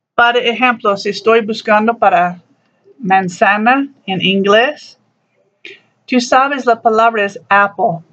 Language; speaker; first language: Spanish; non-native, learner; English